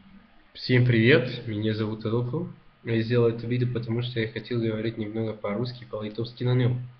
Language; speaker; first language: Russian; non-native, learner; Spanish